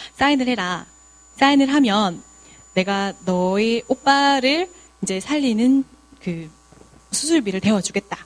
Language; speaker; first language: Korean; native; Korean